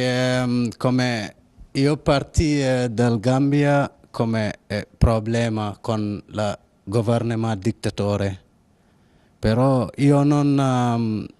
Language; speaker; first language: Italian; non-native, learner; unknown